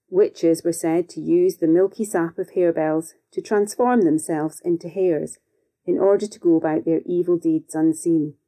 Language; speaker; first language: English; native; English